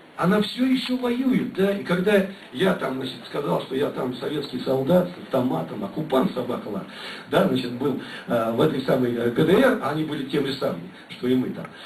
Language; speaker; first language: Russian; native; Russian